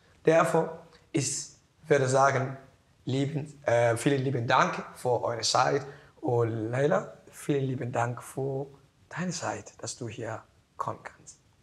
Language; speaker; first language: German; non-native, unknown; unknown